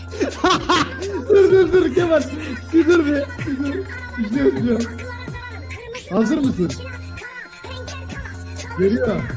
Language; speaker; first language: Turkish; native; Turkish